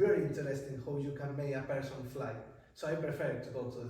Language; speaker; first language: English; non-native, learner; Spanish